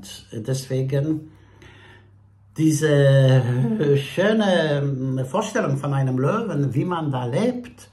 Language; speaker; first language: German; non-native, fluent; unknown